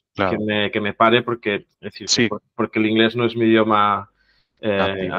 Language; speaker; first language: Spanish; non-native, local second language; Catalan